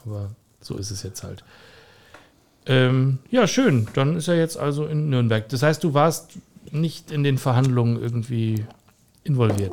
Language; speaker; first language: German; native; German